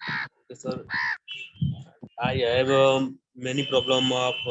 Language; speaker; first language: English; non-native, learner; Hindi